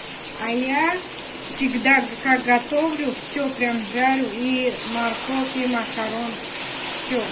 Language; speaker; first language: Russian; non-native, local second language; Tajik